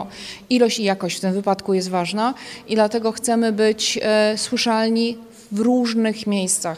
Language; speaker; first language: Polish; native; Polish